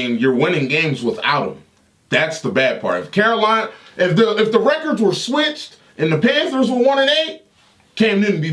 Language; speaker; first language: English; native; English